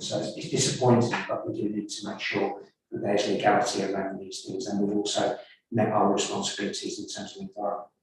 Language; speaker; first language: English; native; English